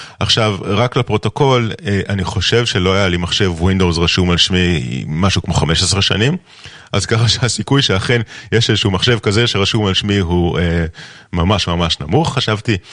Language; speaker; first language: Hebrew; native; Hebrew